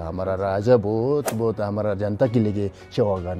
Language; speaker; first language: Hindi; non-native, learner; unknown